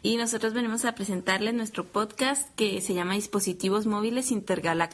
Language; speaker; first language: Spanish; native; Spanish